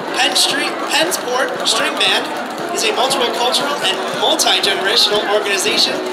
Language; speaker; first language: English; native; English